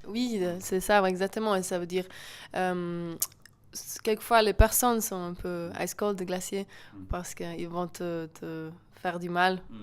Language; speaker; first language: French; non-native, local second language; German